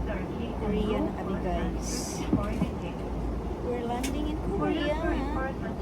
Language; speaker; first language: English; non-native, local second language; Cebuano